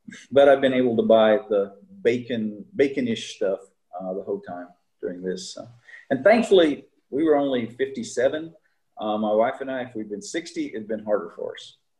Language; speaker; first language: English; native; English